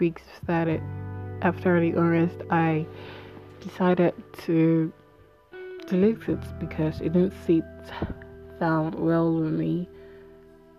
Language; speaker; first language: English; non-native, local second language; Igbo